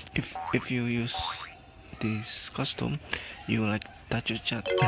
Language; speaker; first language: English; non-native, learner; Indonesian